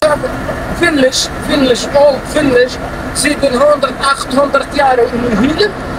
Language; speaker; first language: German; non-native, learner; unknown